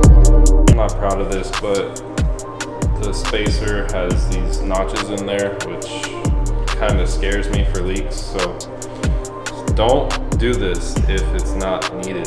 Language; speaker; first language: English; native; English